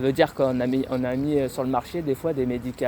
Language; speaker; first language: French; native; French